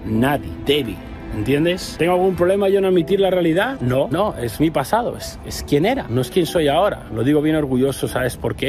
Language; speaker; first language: Spanish; native; Spanish